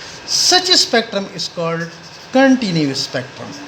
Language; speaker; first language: English; non-native, local second language; Pashto